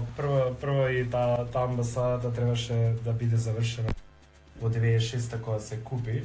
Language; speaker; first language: Macedonian; early bilingual, heritage; Macedonian